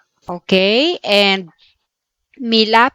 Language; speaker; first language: Spanish; non-native, fluent; Filipino